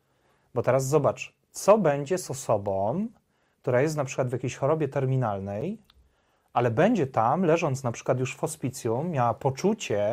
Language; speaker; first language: Polish; native; Polish